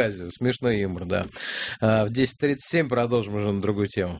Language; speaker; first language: Russian; native; Russian